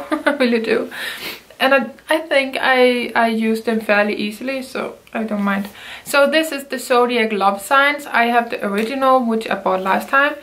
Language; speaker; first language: English; non-native, fluent; Danish